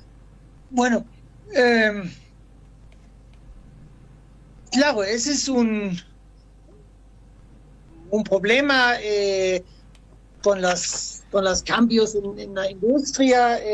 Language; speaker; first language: Spanish; non-native, fluent; German